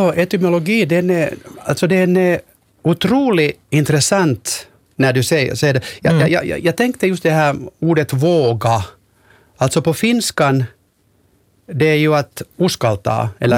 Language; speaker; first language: Swedish; non-native, local second language; Finnish